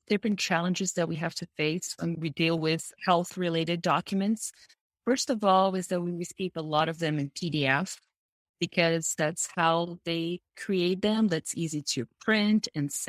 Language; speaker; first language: English; non-native, fluent; Portuguese